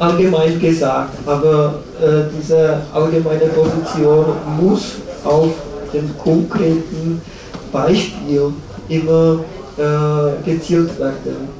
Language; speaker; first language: German; non-native, learner; Czech